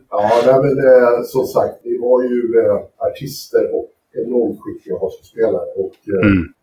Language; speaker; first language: Swedish; native; Swedish